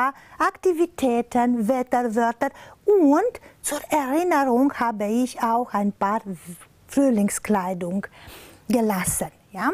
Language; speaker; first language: German; non-native, fluent; Romanian